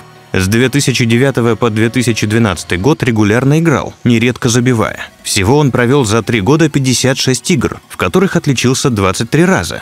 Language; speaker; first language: Russian; native; Russian